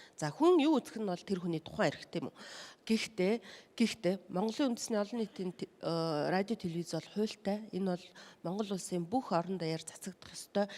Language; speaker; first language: Mongolian; non-native, local second language; Kazakh